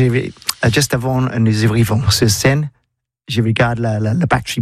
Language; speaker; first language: French; non-native, learner; English